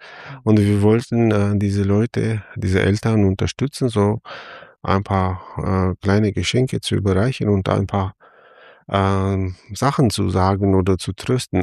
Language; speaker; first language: German; non-native, fluent; Armenian